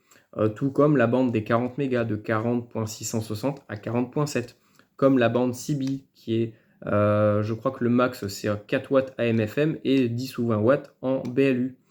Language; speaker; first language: French; native; French